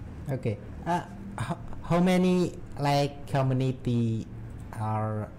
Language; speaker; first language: English; non-native, learner; Indonesian